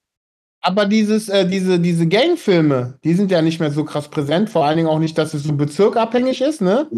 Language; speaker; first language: German; native; German